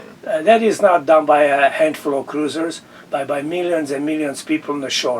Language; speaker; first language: English; non-native, fluent; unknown